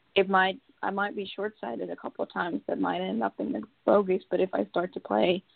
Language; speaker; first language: English; non-native, fluent; Swedish